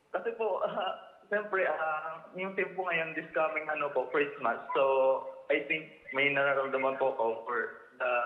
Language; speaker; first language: Filipino; native; Filipino